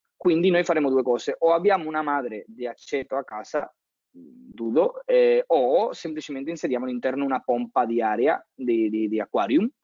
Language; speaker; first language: Italian; non-native, fluent; Spanish